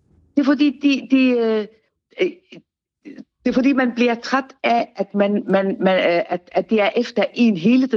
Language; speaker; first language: Danish; non-native, learner; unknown